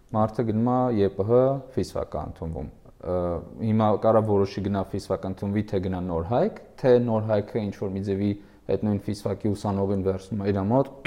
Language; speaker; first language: Armenian; native; Armenian